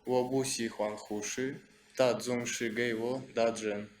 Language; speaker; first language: Chinese; non-native, learner; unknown